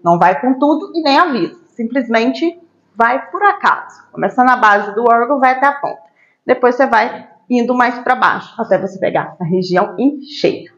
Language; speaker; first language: Portuguese; native; Portuguese